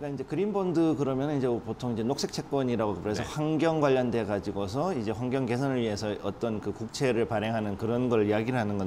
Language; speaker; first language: Korean; native; Korean